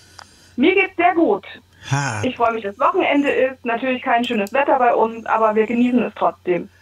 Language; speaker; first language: German; native; German